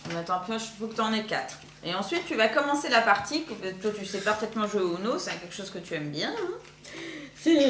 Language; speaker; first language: French; native; French